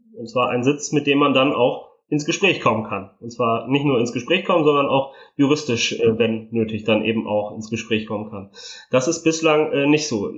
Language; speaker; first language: German; early bilingual, other home language; Italian